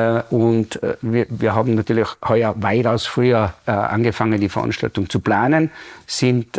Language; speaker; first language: German; native; German